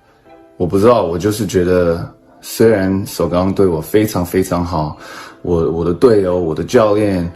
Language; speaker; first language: Chinese; early bilingual, heritage; English